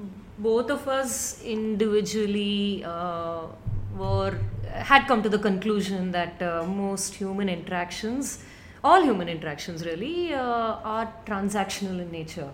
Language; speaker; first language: English; non-native, local second language; Tamil